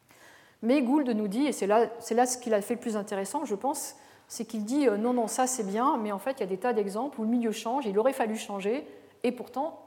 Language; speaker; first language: French; native; French